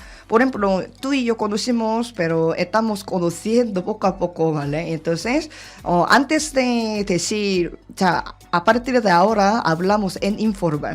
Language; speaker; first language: Spanish; non-native, learner; Korean